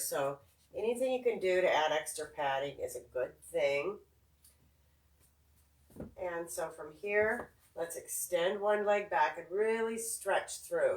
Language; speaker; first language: English; native; English